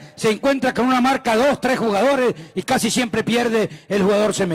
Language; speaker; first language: Spanish; native; Spanish